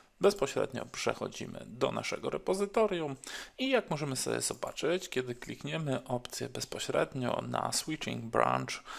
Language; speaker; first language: Polish; native; Polish